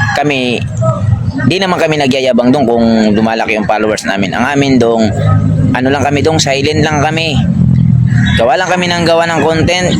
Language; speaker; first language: Filipino; non-native, local second language; Cebuano